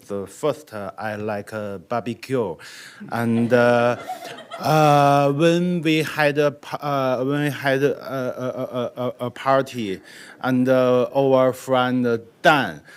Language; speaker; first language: English; non-native, learner; Chinese